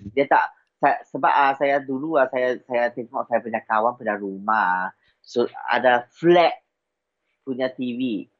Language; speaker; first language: Malay; non-native, local second language; Chinese